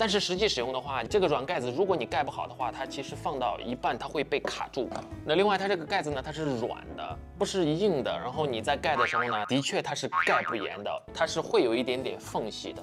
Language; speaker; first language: Chinese; native; Chinese